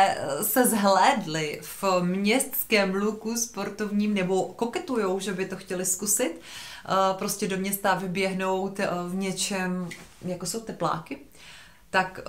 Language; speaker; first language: Czech; native; Czech